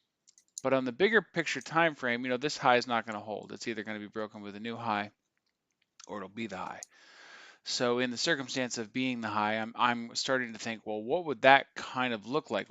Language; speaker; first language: English; native; English